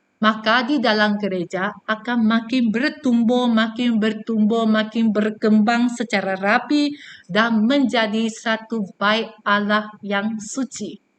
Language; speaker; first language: Malay; non-native, local second language; Chinese